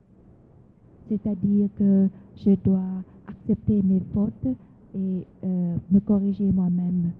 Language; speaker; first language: French; non-native, fluent; Vietnamese